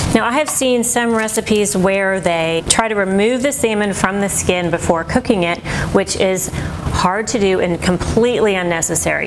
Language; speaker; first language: English; native; English